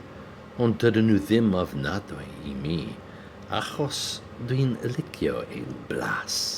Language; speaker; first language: Welsh; non-native, learner; English